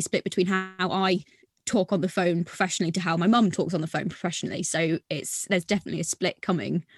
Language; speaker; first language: English; native; English